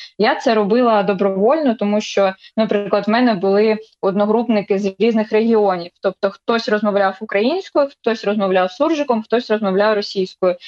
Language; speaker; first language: Ukrainian; non-native, local second language; Russian